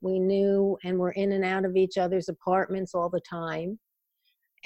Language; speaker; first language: English; native; English